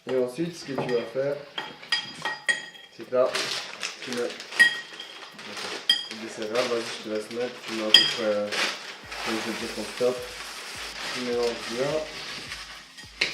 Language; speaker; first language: French; native; French